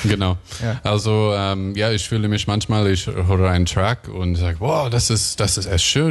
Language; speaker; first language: German; non-native, fluent; English